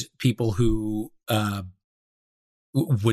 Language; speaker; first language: English; native; English